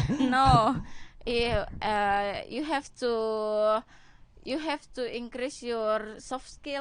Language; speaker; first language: English; non-native, learner; Indonesian